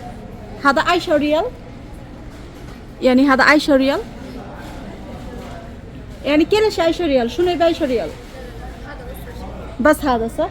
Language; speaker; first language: Arabic; non-native, learner; Bangla